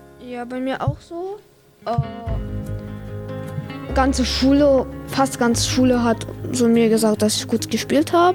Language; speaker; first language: German; non-native, learner; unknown